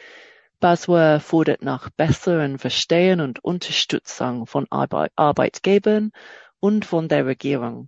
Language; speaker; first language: German; non-native, fluent; English